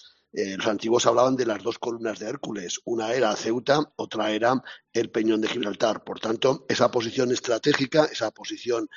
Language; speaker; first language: Spanish; native; Spanish